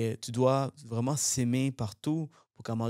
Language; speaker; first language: French; native; French